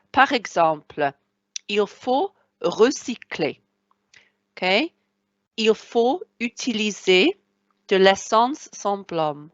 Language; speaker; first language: French; non-native, fluent; Welsh